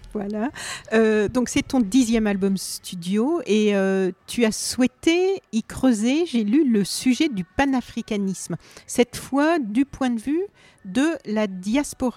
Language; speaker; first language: French; native; French